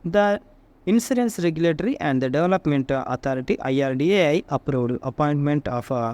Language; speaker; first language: English; non-native, local second language; Telugu